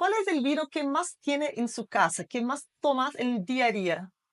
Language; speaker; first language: Spanish; non-native, fluent; Portuguese